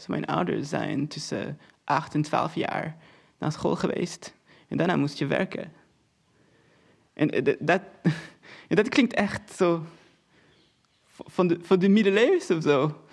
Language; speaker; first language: Dutch; non-native, fluent; Portuguese